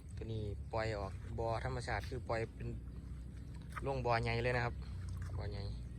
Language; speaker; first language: Thai; non-native, local second language; Northeastern Thai